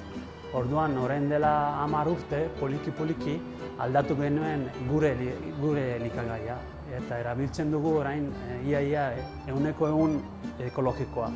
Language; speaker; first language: Basque; non-native, learner; Italian